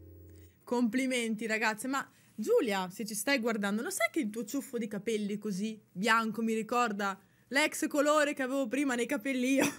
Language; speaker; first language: Italian; native; Italian